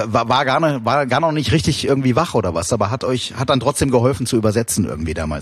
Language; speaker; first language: German; native; German